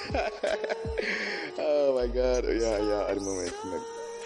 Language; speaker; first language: English; non-native, local second language; Yoruba